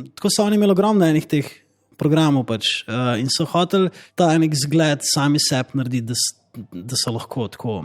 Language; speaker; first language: Slovenian; native; Slovenian